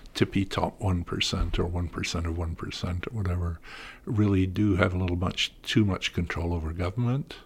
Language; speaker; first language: English; native; English